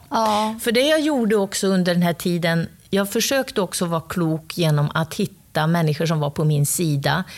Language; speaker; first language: Swedish; native; Swedish